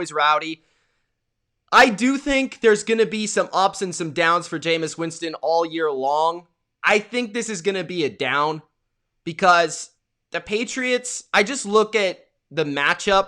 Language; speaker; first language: English; native; English